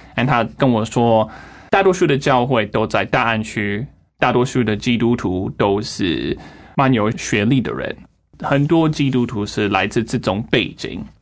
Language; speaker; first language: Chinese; non-native, fluent; English